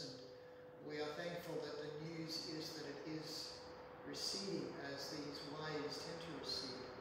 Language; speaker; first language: English; native; English